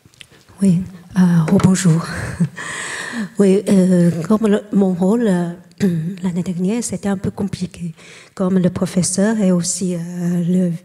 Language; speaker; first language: French; non-native, learner; Chinese